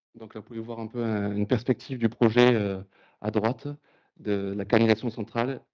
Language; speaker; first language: French; native; French